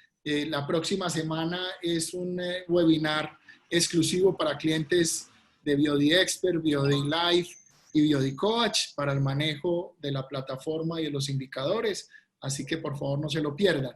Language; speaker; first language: Spanish; native; Spanish